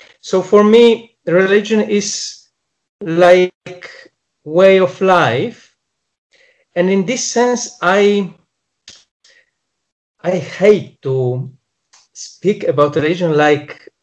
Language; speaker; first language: English; non-native, fluent; Polish